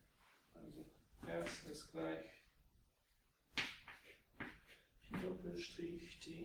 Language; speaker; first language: German; non-native, fluent; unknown